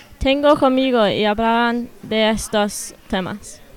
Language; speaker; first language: Spanish; non-native, learner; English